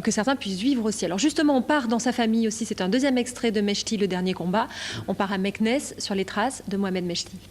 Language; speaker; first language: French; native; French